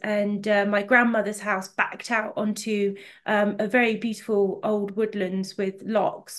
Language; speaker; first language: English; native; English